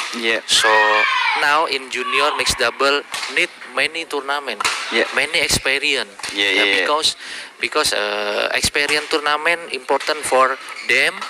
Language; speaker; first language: English; non-native, learner; Indonesian